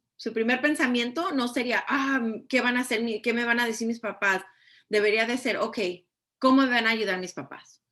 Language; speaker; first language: Spanish; early bilingual, heritage; Spanish